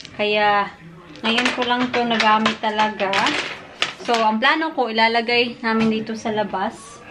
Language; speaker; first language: Filipino; native; Filipino